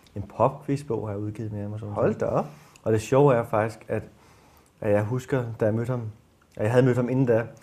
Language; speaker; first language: Danish; native; Danish